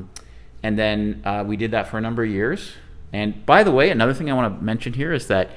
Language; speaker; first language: English; native; English